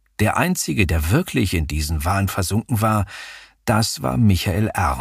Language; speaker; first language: German; native; German